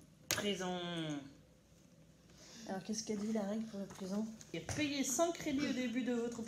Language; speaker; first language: French; native; French